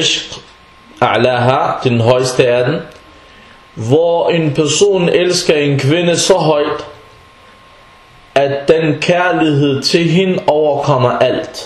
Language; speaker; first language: Danish; non-native, fluent; Arabic